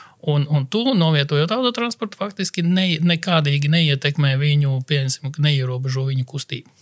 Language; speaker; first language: Latvian; native; Latvian